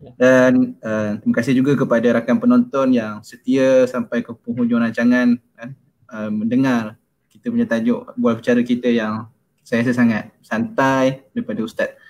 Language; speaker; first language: Malay; native; Malay